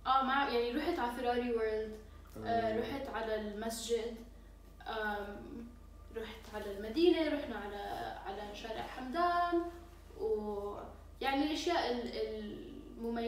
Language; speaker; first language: Arabic; native; Arabic